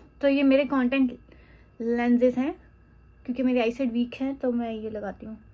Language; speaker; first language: Urdu; native; Urdu